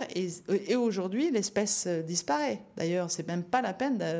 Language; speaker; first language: French; non-native, fluent; Norwegian